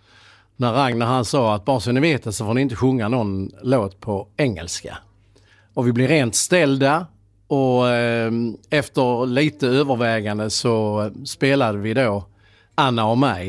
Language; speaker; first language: Swedish; native; Swedish